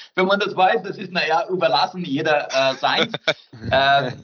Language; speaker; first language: German; non-native, fluent; Portuguese